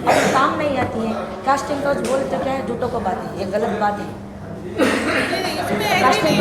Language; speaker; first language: Hindi; non-native, local second language; Lambadi